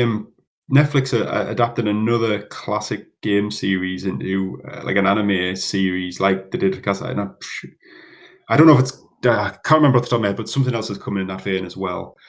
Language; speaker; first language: English; native; English